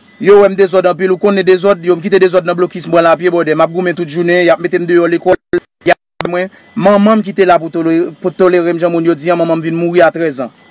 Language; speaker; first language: Haitian Creole; native; Haitian Creole